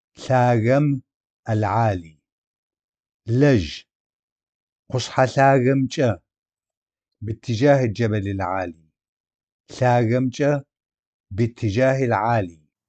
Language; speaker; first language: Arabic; non-native, local second language; Adyghe